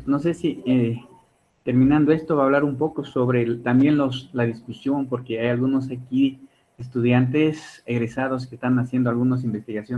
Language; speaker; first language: Spanish; native; Spanish